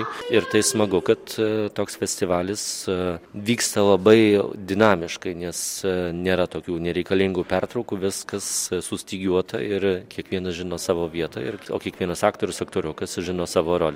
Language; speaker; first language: Lithuanian; native; Lithuanian